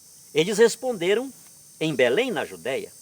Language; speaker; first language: Portuguese; native; Portuguese